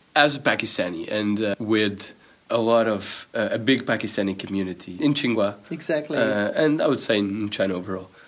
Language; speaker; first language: English; non-native, fluent; Portuguese